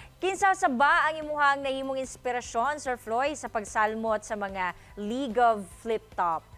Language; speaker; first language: Cebuano; native; Cebuano